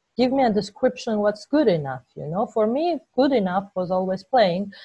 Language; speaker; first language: English; non-native, fluent; Georgian